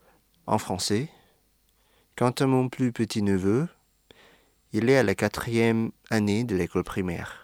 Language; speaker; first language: French; non-native, fluent; Indonesian